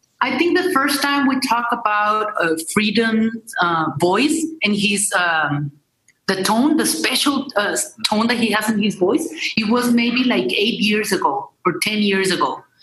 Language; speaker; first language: English; non-native, fluent; Spanish